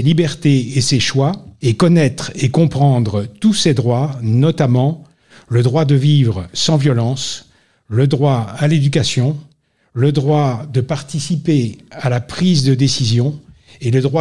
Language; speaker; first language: French; native; French